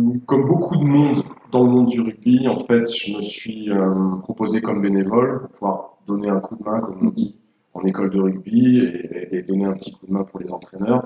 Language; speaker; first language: French; native; French